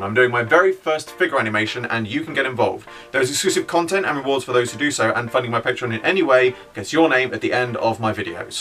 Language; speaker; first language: English; native; English